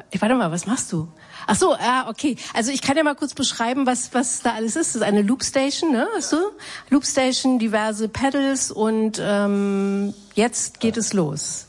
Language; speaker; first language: German; native; German